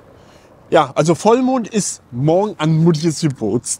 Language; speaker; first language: German; native; German